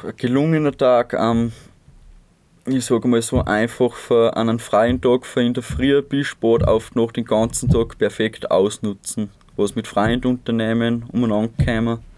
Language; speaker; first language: German; native; German